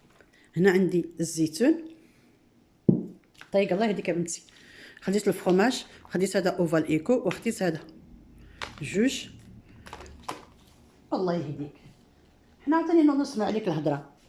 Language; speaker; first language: Arabic; native; Arabic